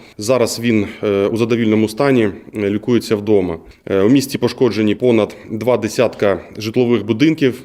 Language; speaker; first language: Ukrainian; native; Ukrainian